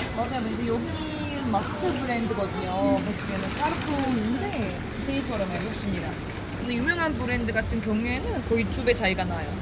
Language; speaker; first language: Korean; non-native, fluent; Turkish